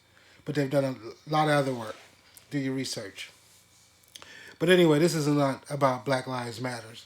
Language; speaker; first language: English; native; English